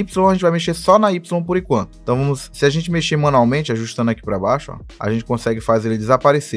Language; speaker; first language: Portuguese; native; Portuguese